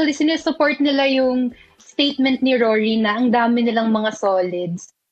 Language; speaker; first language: Filipino; native; Filipino